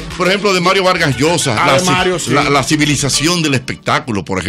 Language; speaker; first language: Spanish; native; Spanish